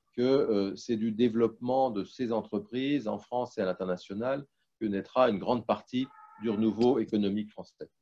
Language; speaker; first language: French; native; French